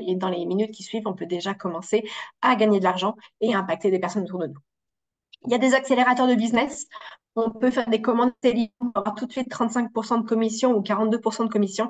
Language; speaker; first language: French; native; French